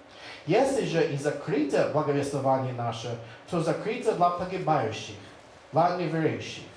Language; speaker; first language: Russian; non-native, fluent; English